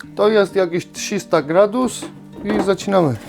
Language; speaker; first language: Polish; non-native, fluent; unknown